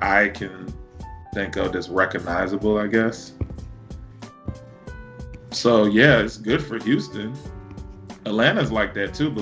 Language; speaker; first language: English; native; English